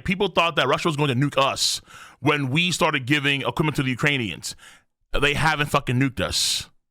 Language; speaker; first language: English; native; English